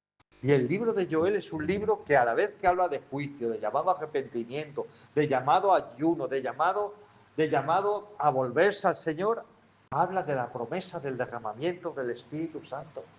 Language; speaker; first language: Spanish; native; Spanish